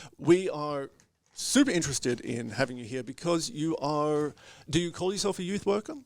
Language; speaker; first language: English; native; English